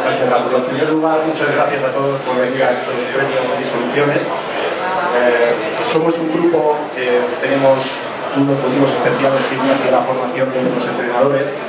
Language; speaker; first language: Spanish; native; Spanish